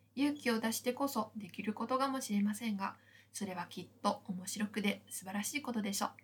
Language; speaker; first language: Japanese; non-native, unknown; Chinese